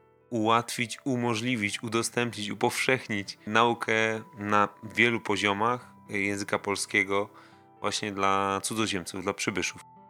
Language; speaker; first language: Polish; native; Polish